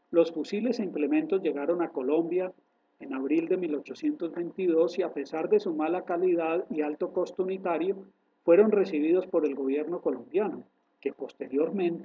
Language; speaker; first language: Spanish; native; Spanish